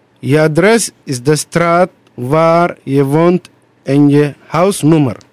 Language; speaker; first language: Dutch; non-native, learner; Somali